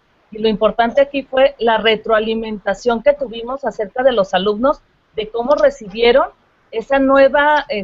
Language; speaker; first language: Spanish; native; Spanish